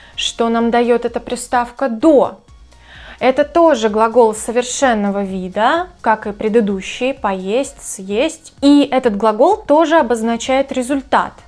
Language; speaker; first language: Russian; native; Russian